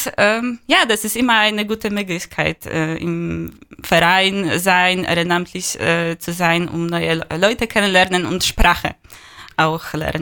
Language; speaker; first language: German; non-native, learner; Polish